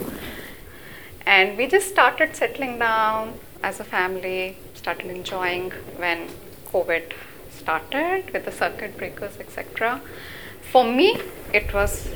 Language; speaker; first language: English; non-native, local second language; Hindi